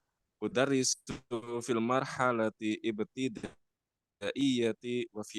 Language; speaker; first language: Arabic; non-native, learner; Indonesian